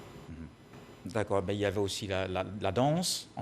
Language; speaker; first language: French; native; French